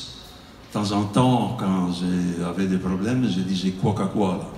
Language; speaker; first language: French; non-native, fluent; Italian